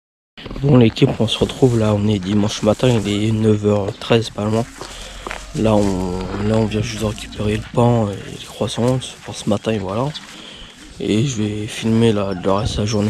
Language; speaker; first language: French; native; French